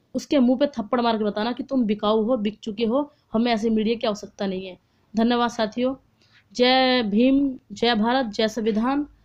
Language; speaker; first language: Hindi; native; Hindi